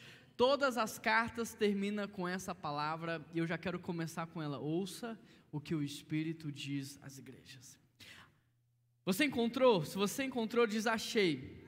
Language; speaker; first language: Portuguese; native; Portuguese